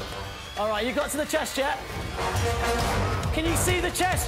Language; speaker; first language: English; native; English